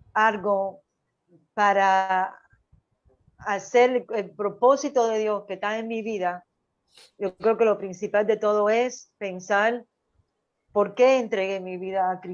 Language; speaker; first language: Spanish; early bilingual, heritage; Spanish